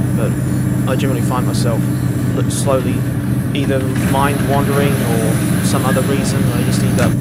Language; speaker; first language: English; native; English